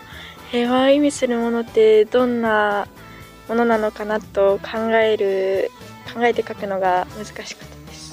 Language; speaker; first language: Japanese; native; Japanese